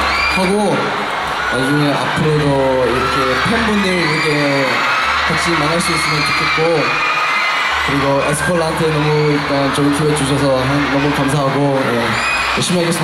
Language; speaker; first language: Korean; non-native, fluent; Thai